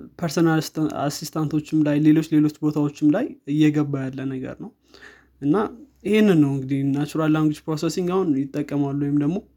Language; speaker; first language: Amharic; native; Amharic